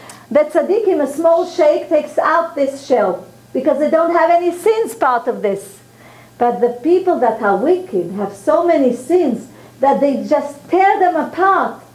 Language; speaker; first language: English; non-native, fluent; Hebrew